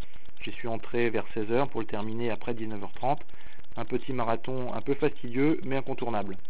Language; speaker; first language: French; native; French